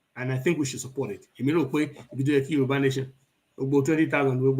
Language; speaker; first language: English; non-native, local second language; Yoruba